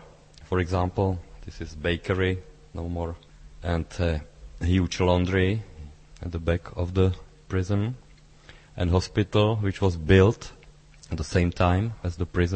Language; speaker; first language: English; non-native, fluent; Czech